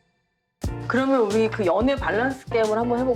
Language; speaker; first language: Korean; native; Korean